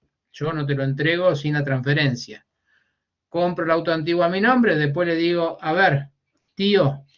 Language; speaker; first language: Spanish; native; Spanish